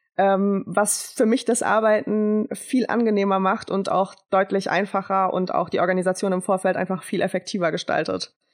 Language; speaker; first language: German; early bilingual, other home language; Turkish